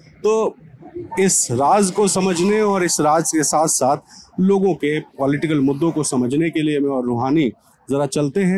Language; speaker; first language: Hindi; native; Hindi